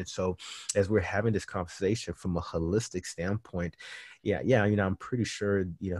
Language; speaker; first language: English; native; English